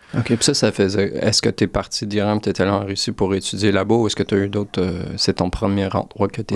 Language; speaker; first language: French; native; French